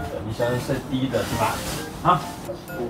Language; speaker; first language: Chinese; native; Chinese